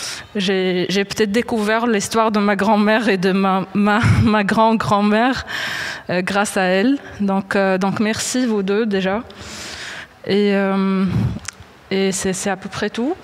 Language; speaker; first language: French; non-native, local second language; Arabic